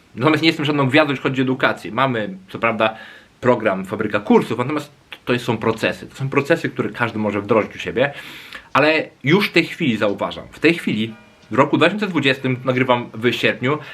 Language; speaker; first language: Polish; native; Polish